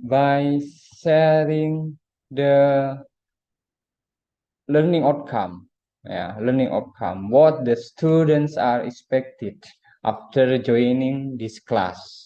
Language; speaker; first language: English; non-native, fluent; Indonesian